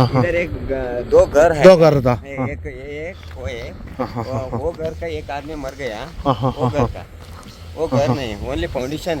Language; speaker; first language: Hindi; non-native, local second language; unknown